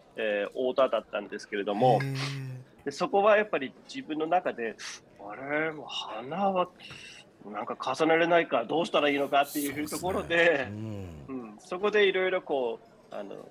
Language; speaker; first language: Japanese; non-native, fluent; Danish